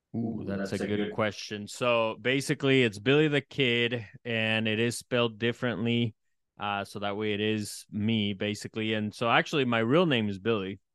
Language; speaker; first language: English; early bilingual, other home language; Spanish